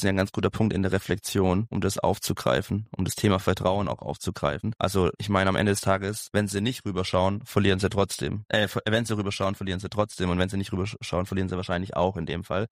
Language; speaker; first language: German; native; German